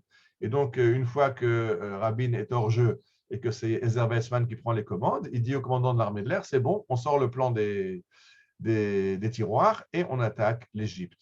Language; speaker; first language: French; native; French